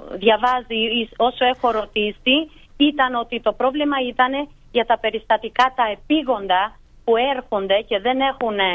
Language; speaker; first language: Greek; non-native, fluent; Albanian